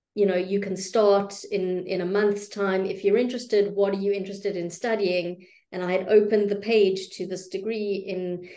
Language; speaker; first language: English; native; English